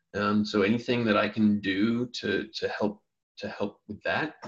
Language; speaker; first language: English; native; English